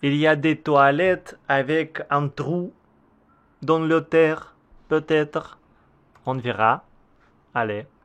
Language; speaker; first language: French; non-native, learner; Russian